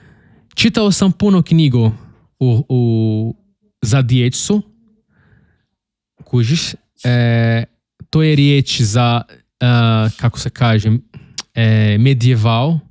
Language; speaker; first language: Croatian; non-native, learner; Portuguese